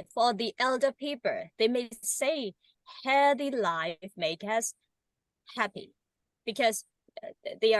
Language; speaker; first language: English; non-native, learner; Burmese